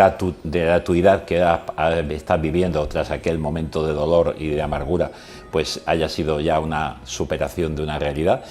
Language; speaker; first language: Spanish; native; Spanish